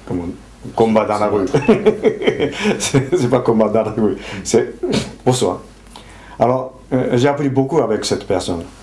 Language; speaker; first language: French; non-native, fluent; Japanese